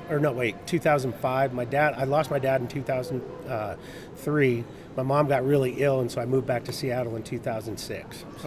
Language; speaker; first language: English; native; English